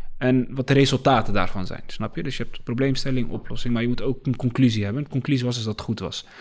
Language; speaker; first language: Dutch; early bilingual, other home language; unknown